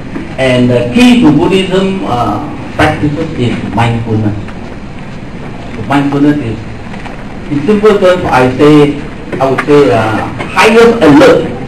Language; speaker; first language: English; non-native, local second language; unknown